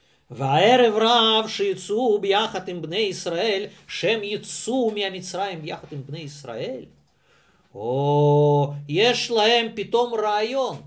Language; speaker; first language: Hebrew; non-native, fluent; Russian